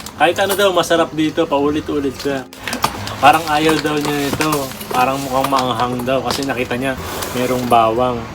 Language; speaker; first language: Filipino; native; Filipino